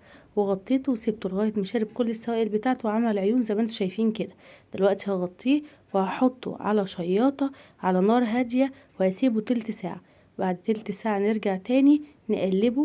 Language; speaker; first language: Arabic; native; Arabic